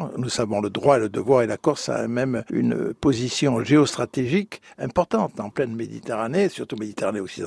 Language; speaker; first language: French; native; French